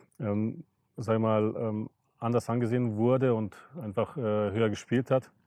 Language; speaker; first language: German; early bilingual, other home language; Russian